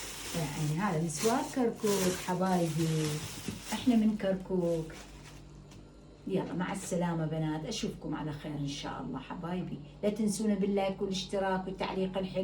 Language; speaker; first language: Arabic; native; Arabic